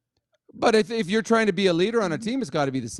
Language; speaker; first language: English; native; English